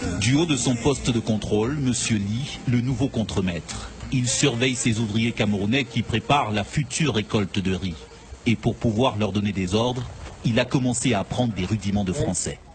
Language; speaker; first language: French; native; French